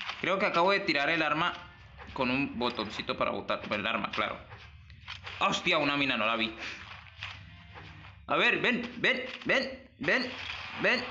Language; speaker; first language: Spanish; native; Spanish